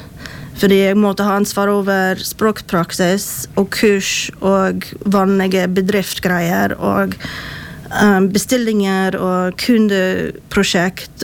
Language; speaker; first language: Norwegian; non-native, fluent; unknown